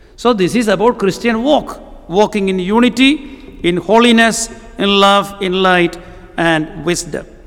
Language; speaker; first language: English; non-native, local second language; Malayalam